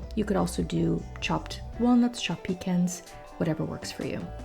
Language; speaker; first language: English; native; English